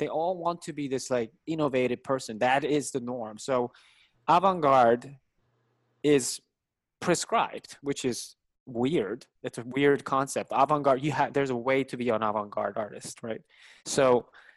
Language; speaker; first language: English; non-native, fluent; Korean